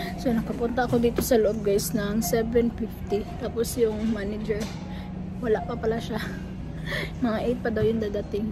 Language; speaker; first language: Filipino; non-native, local second language; Cebuano